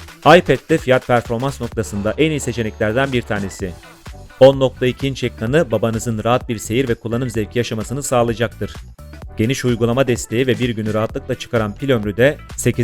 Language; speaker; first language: Turkish; native; Turkish